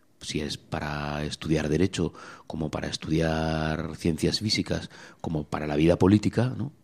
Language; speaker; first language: Spanish; native; Spanish